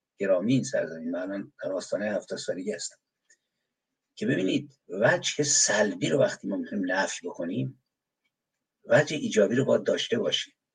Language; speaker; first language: Persian; native; Persian